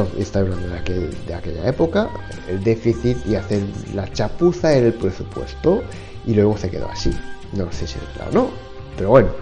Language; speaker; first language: Spanish; non-native, fluent; Japanese